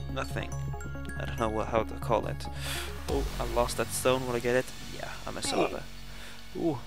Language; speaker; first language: English; non-native, fluent; Swedish